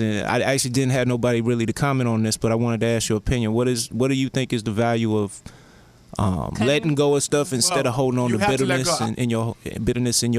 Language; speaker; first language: English; native; English